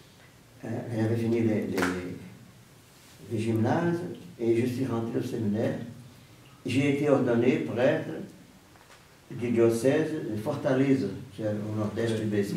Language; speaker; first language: French; non-native, fluent; Portuguese